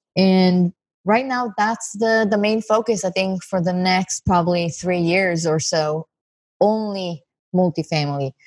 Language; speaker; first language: English; non-native, fluent; Hebrew